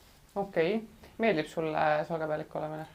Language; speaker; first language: Estonian; native; Estonian